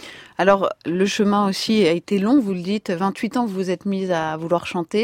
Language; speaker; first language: French; native; French